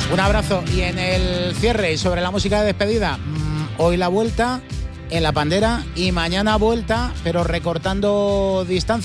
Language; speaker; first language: Spanish; native; Spanish